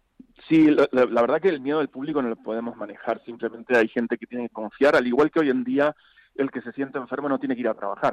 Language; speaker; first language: Spanish; native; Spanish